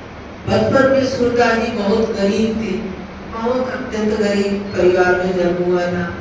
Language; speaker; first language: Hindi; native; Hindi